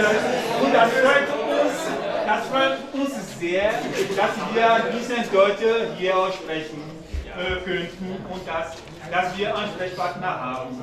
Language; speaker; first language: German; non-native, fluent; Ewe